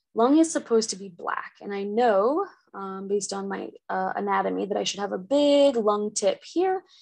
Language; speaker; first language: English; native; English